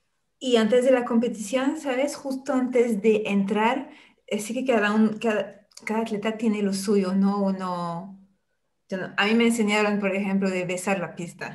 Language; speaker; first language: Spanish; non-native, fluent; French